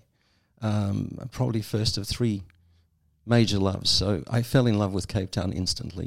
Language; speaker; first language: English; native; English